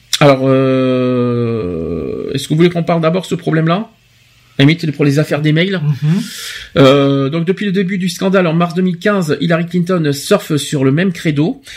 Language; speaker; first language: French; native; French